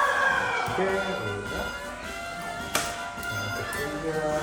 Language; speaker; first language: Indonesian; non-native, learner; German